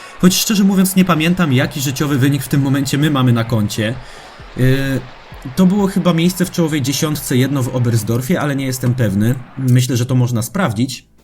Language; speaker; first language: Polish; native; Polish